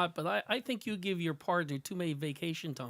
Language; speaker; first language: English; native; English